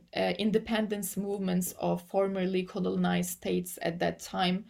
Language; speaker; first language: English; non-native, fluent; Turkish